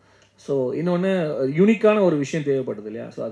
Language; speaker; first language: Tamil; native; Tamil